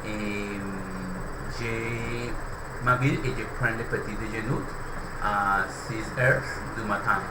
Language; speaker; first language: French; non-native, learner; Spanish